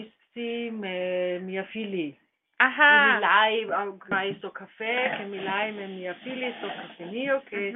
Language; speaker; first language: Greek; non-native, learner; German